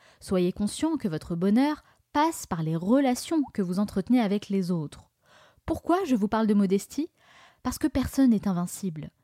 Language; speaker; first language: French; native; French